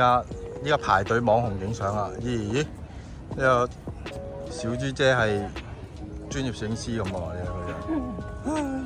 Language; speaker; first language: Chinese; native; Chinese